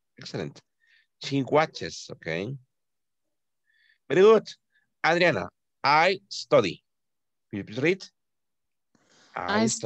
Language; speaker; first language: English; non-native, fluent; Spanish